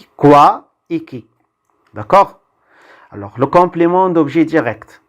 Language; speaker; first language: French; non-native, local second language; Arabic